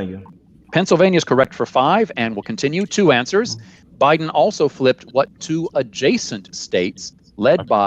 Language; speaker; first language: English; native; English